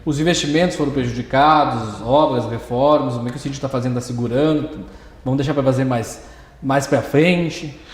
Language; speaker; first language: Portuguese; native; Portuguese